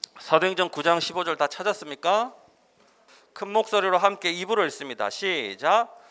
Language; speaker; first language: Korean; native; Korean